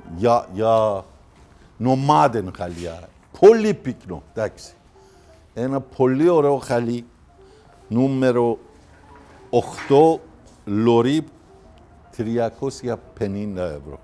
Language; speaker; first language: Greek; non-native, learner; Persian